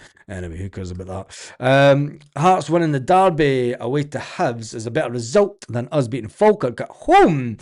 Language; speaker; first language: English; native; English